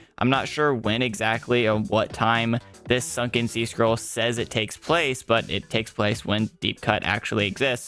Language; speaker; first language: English; native; English